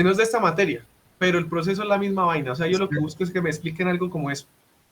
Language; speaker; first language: Spanish; native; Spanish